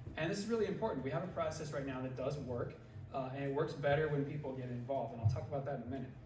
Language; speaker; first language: English; native; English